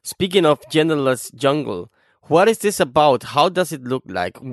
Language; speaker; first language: English; non-native, fluent; Spanish